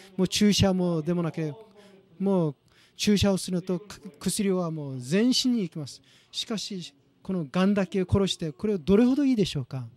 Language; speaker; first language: Japanese; non-native, fluent; Korean